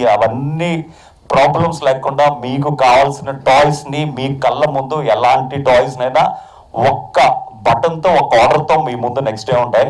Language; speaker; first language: Telugu; native; Telugu